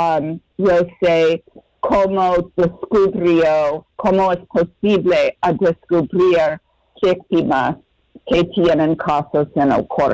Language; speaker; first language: Spanish; non-native, fluent; English